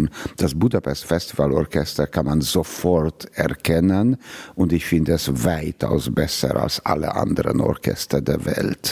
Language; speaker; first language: German; non-native, fluent; Hungarian